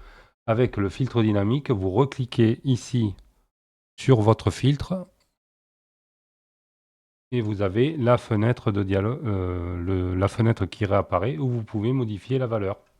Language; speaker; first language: French; native; French